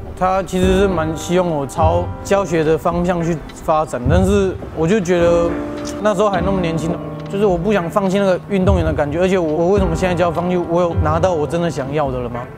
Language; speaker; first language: Chinese; native; Chinese